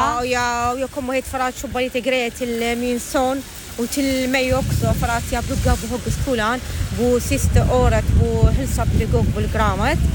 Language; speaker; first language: Swedish; non-native, learner; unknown